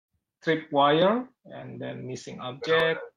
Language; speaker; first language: English; non-native, learner; Indonesian